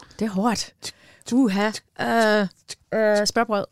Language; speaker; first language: Danish; non-native, learner; English